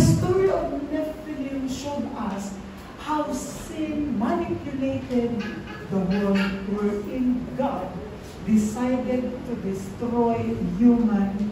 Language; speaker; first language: English; non-native, local second language; Filipino